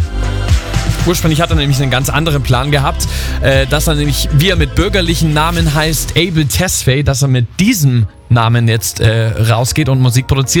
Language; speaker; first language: German; native; German